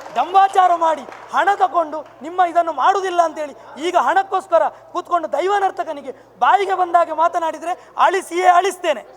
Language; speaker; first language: Kannada; non-native, local second language; Tulu